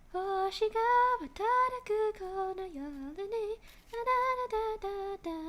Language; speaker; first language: Japanese; non-native, learner; English